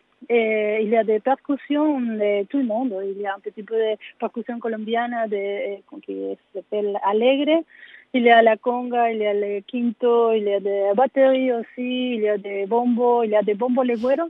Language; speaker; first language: French; non-native, learner; Spanish